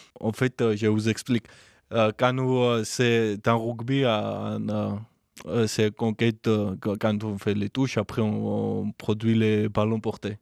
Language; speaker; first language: French; non-native, learner; Georgian